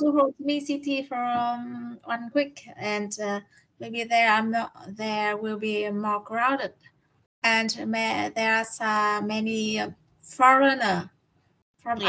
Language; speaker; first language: English; non-native, learner; Vietnamese